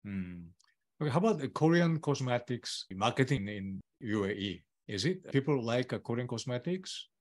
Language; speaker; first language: English; non-native, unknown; Korean